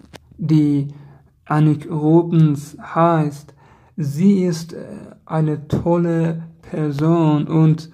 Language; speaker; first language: German; non-native, learner; Persian